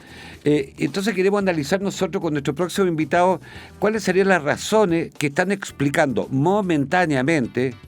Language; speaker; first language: Spanish; native; Spanish